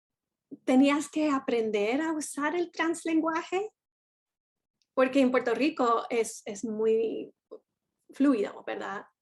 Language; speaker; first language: Spanish; non-native, fluent; English